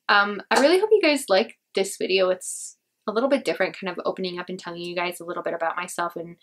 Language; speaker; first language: English; native; English